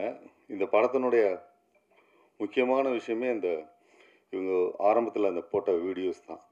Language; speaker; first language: Tamil; native; Tamil